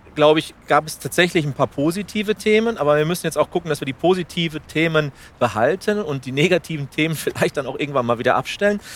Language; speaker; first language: German; non-native, fluent; Spanish